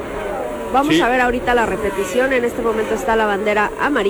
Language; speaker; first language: Spanish; native; Spanish